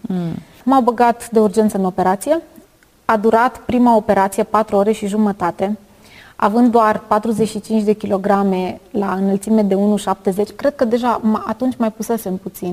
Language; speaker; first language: Romanian; native; Romanian